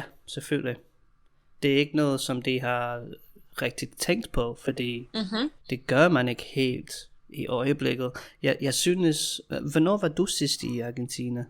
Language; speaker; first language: Danish; non-native, fluent; English